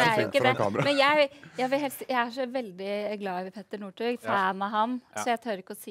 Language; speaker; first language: Norwegian; native; Norwegian